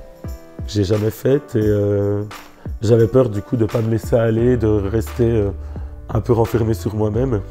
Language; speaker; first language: French; native; French